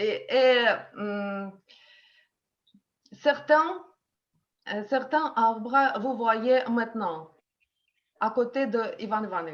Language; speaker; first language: French; non-native, learner; Russian